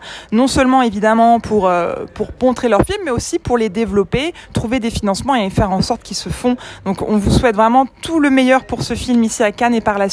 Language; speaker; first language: French; native; French